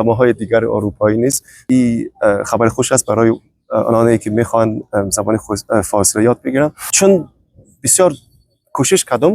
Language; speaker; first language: Persian; non-native, fluent; Chinese